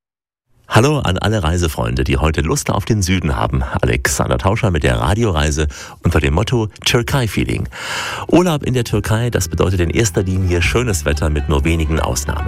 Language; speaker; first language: German; native; German